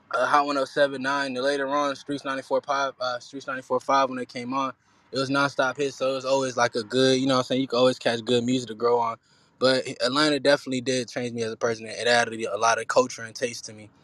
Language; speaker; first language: English; early bilingual, other home language; Haitian Creole